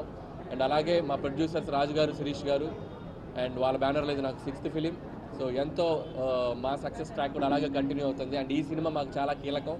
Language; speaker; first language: Telugu; native; Telugu